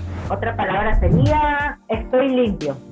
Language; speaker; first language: Spanish; native; Spanish